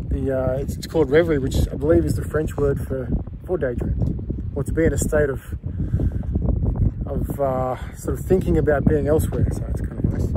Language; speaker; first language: English; native; English